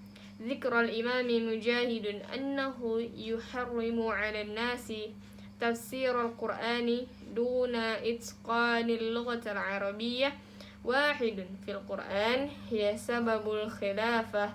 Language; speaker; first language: Arabic; non-native, learner; Indonesian